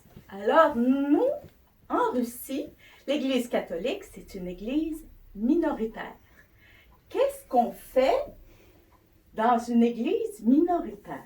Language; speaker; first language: French; native; French